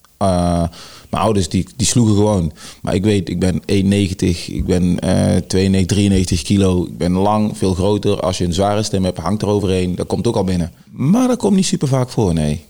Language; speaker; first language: Dutch; early bilingual, other home language; Sranan Tongo